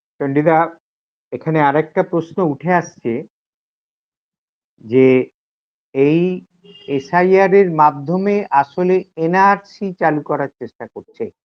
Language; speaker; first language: Bangla; native; Bangla